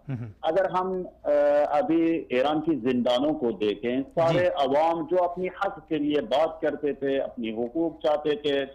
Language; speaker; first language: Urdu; non-native, learner; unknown